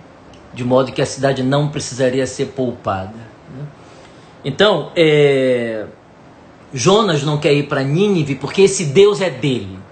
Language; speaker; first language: Portuguese; native; Portuguese